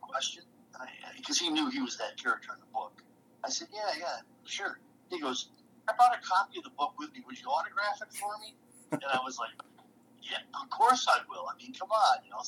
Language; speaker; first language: English; native; English